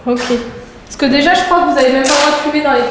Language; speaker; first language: French; native; French